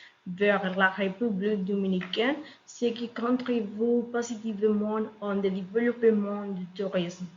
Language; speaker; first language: French; non-native, learner; Spanish